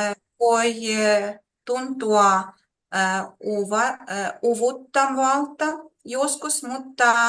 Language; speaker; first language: Finnish; non-native, learner; Russian